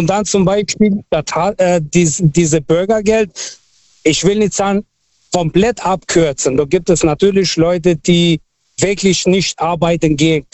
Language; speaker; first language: German; non-native, fluent; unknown